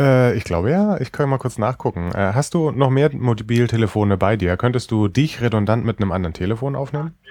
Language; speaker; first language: German; native; German